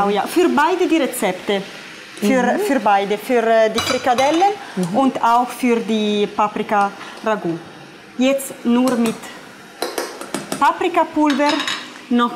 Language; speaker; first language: German; non-native, fluent; Italian